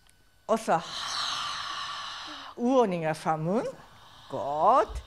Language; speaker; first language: Danish; non-native, fluent; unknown